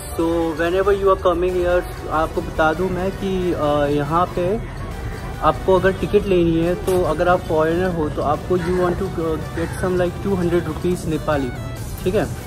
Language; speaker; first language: Hindi; native; Hindi